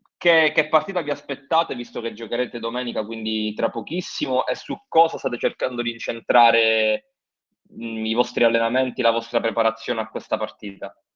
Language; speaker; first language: Italian; native; Italian